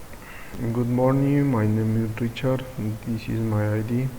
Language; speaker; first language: English; non-native, learner; Spanish